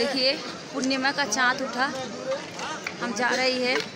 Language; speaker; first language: Hindi; non-native, local second language; Bangla